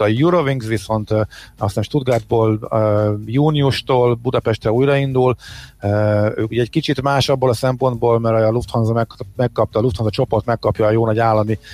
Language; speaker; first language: Hungarian; native; Hungarian